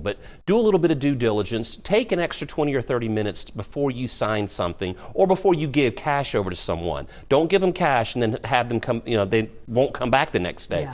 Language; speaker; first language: English; native; English